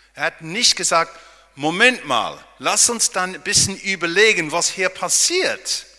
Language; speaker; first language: German; non-native, fluent; English